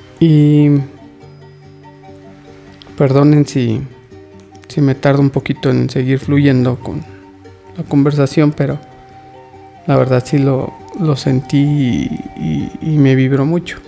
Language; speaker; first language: Spanish; native; Spanish